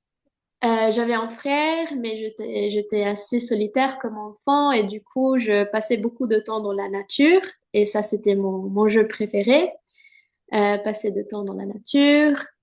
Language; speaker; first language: French; non-native, fluent; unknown